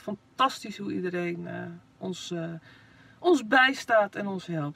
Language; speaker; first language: Dutch; native; Dutch